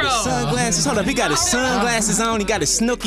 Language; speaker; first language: English; native; English